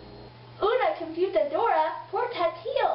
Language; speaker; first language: Spanish; non-native, learner; English